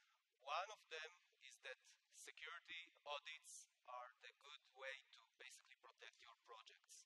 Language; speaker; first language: English; non-native, fluent; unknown